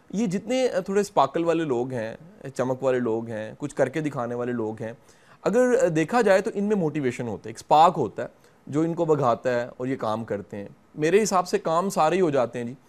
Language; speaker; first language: Urdu; non-native, local second language; Punjabi